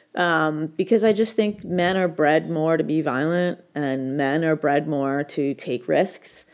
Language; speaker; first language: English; native; English